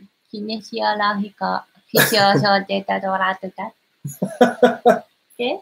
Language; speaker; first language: Spanish; non-native, learner; Japanese